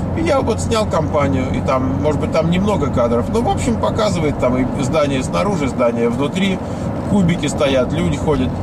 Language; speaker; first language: Russian; native; Russian